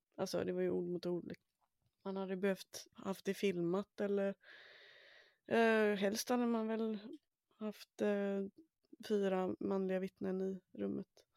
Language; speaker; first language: Swedish; native; Swedish